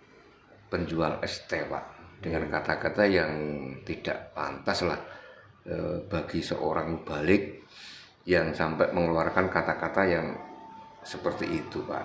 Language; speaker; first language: Indonesian; native; Indonesian